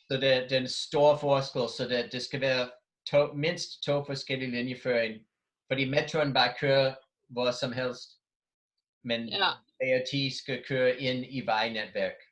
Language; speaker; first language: Danish; non-native, fluent; English